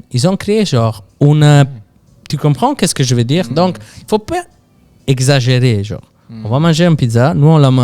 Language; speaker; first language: French; non-native, fluent; Italian